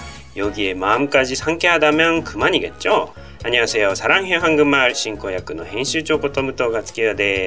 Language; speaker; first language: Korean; non-native, fluent; Japanese